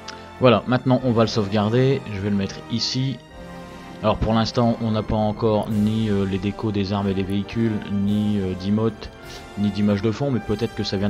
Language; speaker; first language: French; native; French